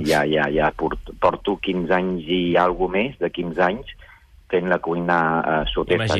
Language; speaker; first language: Catalan; non-native, fluent; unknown